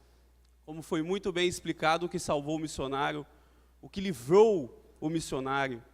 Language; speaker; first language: Portuguese; native; Portuguese